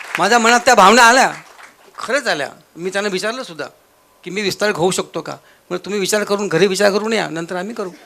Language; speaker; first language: Marathi; non-native, local second language; Marwari